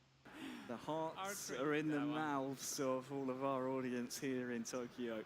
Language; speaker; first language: English; native; English